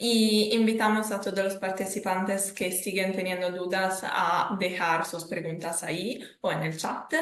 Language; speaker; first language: Spanish; non-native, fluent; Italian